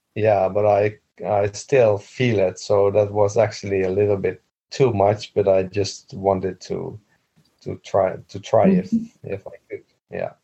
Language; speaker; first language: English; non-native, fluent; Dutch